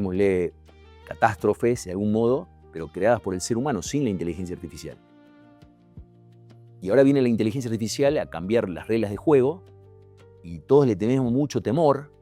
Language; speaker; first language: Spanish; native; Spanish